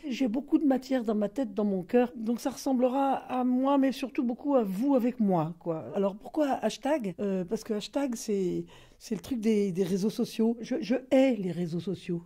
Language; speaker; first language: French; native; French